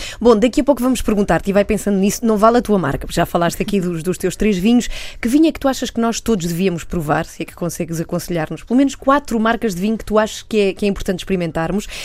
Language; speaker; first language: Portuguese; native; Portuguese